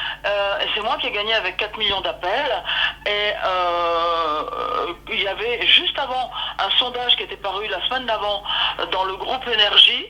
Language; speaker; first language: French; native; French